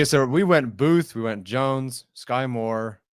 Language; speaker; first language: English; native; English